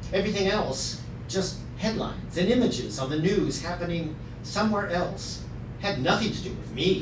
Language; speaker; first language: English; native; English